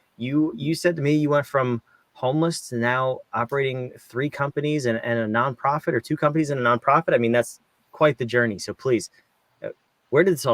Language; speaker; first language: English; native; English